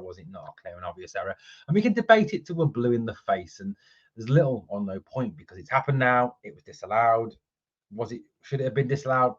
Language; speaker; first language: English; native; English